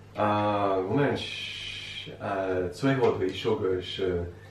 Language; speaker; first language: Chinese; non-native, fluent; French